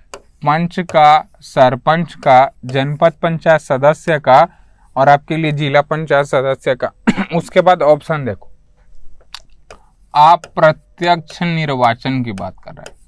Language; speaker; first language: Hindi; native; Hindi